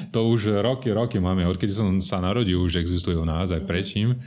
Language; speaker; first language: Slovak; non-native, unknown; Portuguese